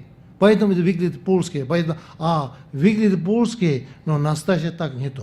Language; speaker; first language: Russian; non-native, learner; Tibetan